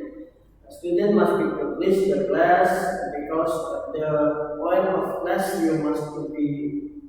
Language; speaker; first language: English; non-native, learner; Indonesian